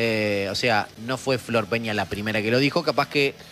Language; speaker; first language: Spanish; native; Spanish